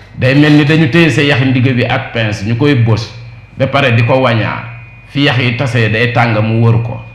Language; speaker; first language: Wolof; non-native, local second language; Jola-Fonyi